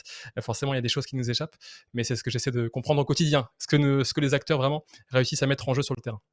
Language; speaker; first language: French; native; French